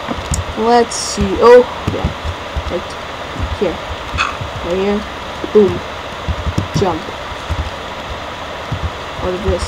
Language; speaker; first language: English; native; English